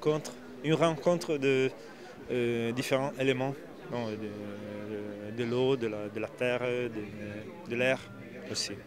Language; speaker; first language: French; non-native, fluent; Italian